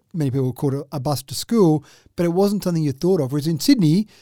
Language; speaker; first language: English; native; English